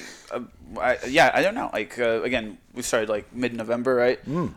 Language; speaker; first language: English; non-native, fluent; Croatian